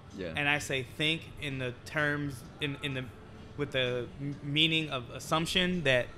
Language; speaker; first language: English; native; English